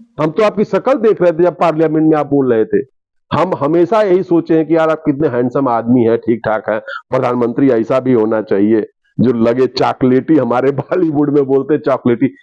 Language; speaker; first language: Hindi; native; Hindi